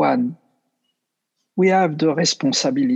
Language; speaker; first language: English; non-native, fluent; French